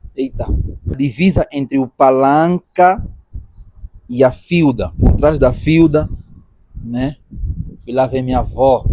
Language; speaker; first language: Portuguese; native; Portuguese